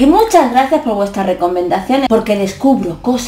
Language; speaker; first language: Spanish; native; Spanish